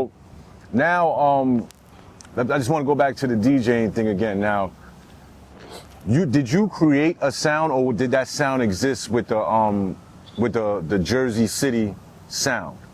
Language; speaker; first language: English; native; English